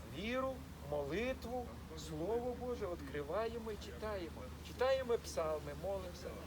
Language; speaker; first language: Ukrainian; native; Ukrainian